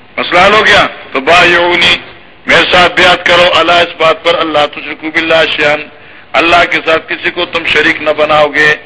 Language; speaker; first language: Urdu; non-native, local second language; Pashto